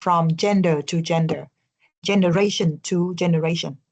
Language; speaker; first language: English; non-native, fluent; Vietnamese